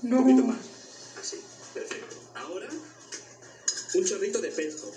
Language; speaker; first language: Spanish; native; Spanish